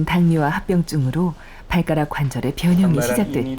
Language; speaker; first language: Korean; native; Korean